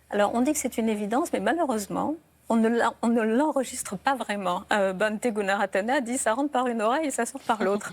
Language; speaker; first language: French; native; French